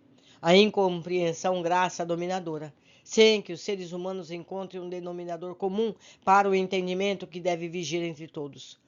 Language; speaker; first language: Portuguese; native; Portuguese